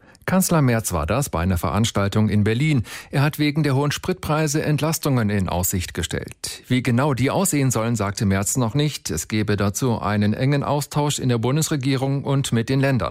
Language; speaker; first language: German; native; German